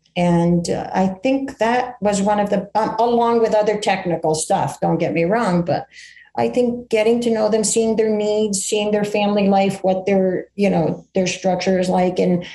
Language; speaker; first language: English; early bilingual, other home language; Greek